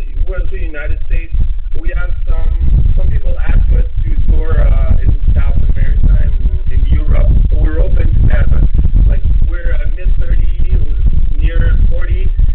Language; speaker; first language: English; non-native, learner; French